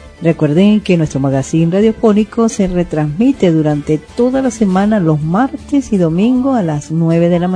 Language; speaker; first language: Spanish; native; Spanish